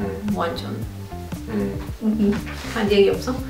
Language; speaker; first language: Korean; non-native, learner; Spanish